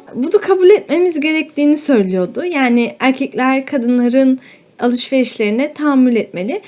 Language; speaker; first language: Turkish; native; Turkish